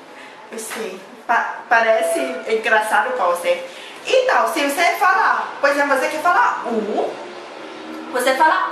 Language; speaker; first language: Portuguese; non-native, learner; Thai